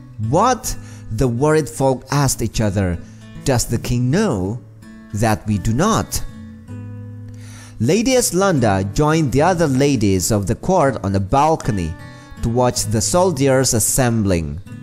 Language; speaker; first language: English; non-native, fluent; Indonesian